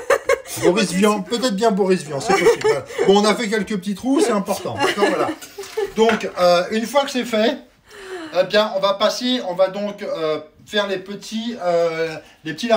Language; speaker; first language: French; native; French